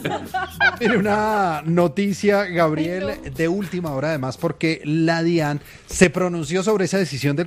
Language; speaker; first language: Spanish; native; Spanish